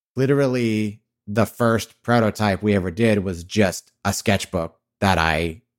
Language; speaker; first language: English; native; English